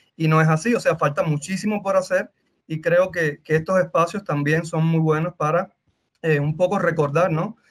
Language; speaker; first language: Spanish; native; Spanish